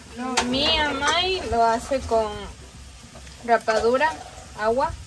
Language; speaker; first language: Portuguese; non-native, learner; Spanish